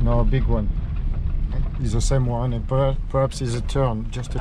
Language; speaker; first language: English; non-native, learner; French